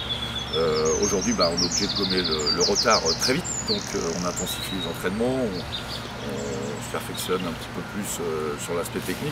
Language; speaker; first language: French; native; French